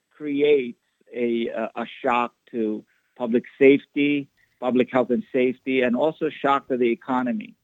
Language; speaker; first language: English; non-native, local second language; Filipino